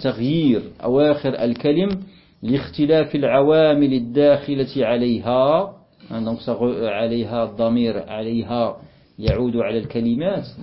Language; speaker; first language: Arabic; non-native, fluent; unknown